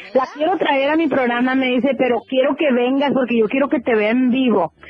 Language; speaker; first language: Spanish; native; Spanish